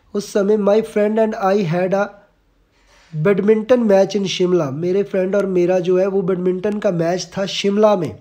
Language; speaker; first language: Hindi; non-native, local second language; Punjabi